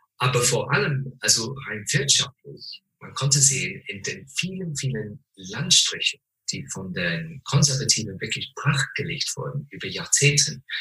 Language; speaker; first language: German; non-native, fluent; English